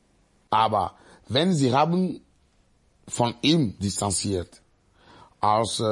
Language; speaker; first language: German; non-native, learner; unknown